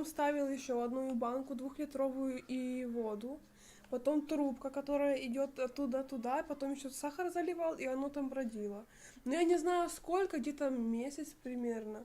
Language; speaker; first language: Russian; native; Russian